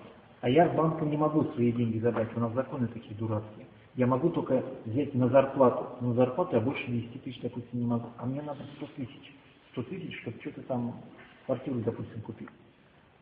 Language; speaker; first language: Russian; native; Russian